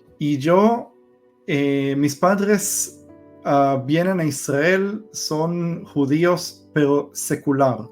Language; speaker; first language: Spanish; early bilingual, heritage; Hebrew